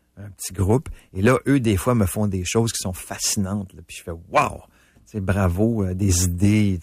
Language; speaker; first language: French; native; French